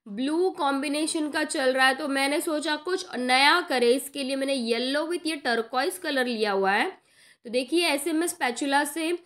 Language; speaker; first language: Hindi; non-native, local second language; Marathi